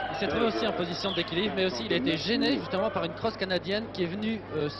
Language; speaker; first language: French; native; French